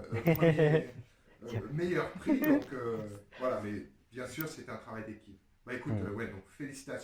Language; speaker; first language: French; native; French